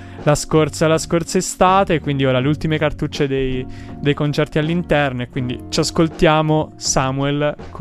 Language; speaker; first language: Italian; native; Italian